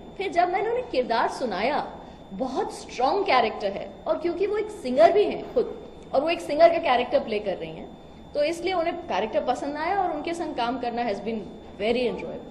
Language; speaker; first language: Hindi; native; Hindi